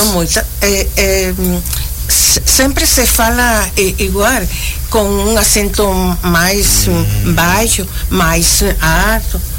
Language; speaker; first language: Portuguese; non-native, learner; Spanish